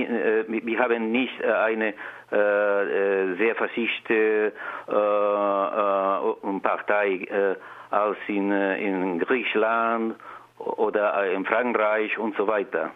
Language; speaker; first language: German; non-native, learner; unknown